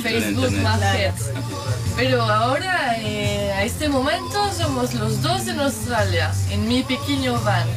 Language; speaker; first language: Spanish; non-native, learner; French